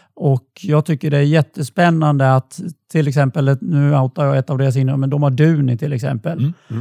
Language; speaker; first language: Swedish; native; Swedish